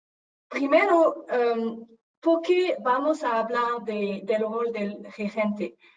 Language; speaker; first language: Spanish; non-native, fluent; French